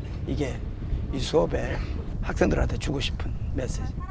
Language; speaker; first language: Korean; native; Korean